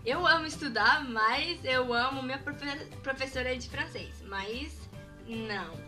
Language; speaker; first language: Portuguese; early bilingual, heritage; Portuguese